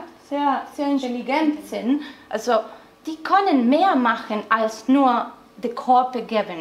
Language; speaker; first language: German; non-native, learner; Spanish